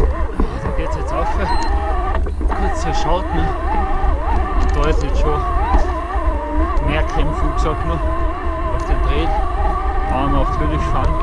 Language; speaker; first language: German; native; German